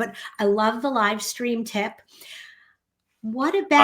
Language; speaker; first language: English; native; English